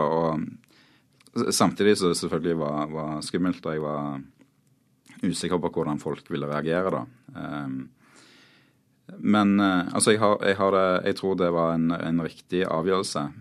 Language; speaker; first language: Norwegian; native; Norwegian